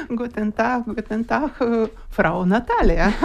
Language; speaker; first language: German; non-native, learner; Russian